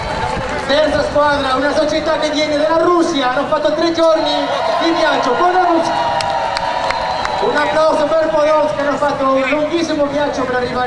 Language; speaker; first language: Italian; non-native, fluent; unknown